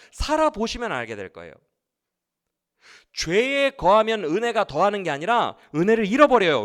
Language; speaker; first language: Korean; native; Korean